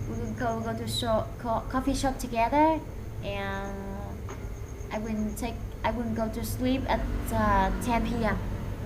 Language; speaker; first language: English; non-native, fluent; Vietnamese